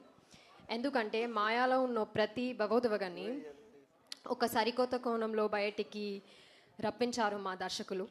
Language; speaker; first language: Telugu; non-native, learner; Malayalam